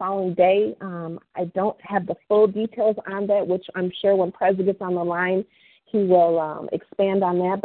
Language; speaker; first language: English; native; English